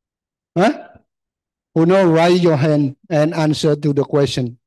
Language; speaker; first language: English; non-native, learner; Khmer